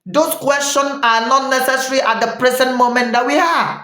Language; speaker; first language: English; non-native, local second language; Yoruba